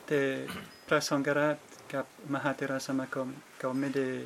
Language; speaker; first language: Thai; non-native, fluent; French